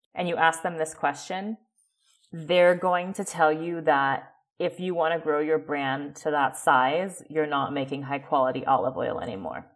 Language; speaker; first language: English; native; English